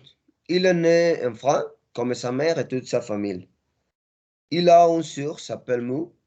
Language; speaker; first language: French; non-native, learner; Spanish